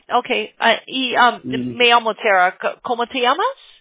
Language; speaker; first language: Spanish; non-native, learner; English